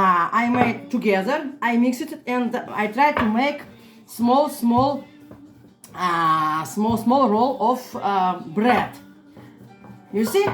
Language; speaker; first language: English; non-native, learner; Russian